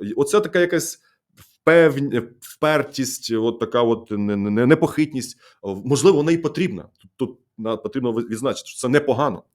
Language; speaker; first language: Ukrainian; native; Ukrainian